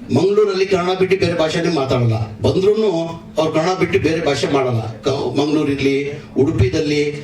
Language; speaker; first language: Kannada; non-native, local second language; Urdu